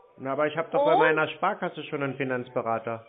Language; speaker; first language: German; native; German